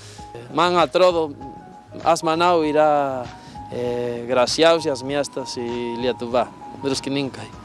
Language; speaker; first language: Lithuanian; non-native, learner; Spanish